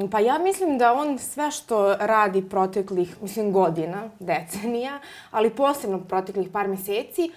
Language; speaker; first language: Serbian; native; Serbian